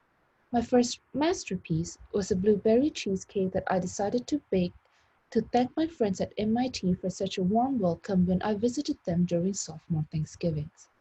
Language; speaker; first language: English; non-native, fluent; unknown